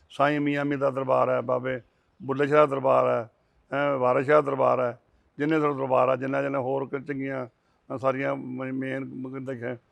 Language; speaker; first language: Punjabi; native; Punjabi